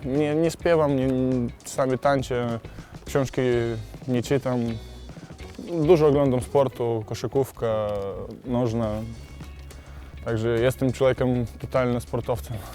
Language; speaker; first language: Polish; non-native, fluent; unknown